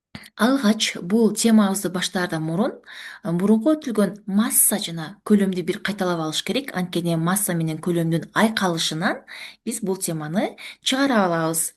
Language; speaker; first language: Kyrgyz; native; Kyrgyz